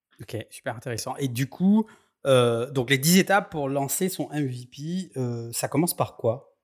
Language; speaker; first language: French; native; French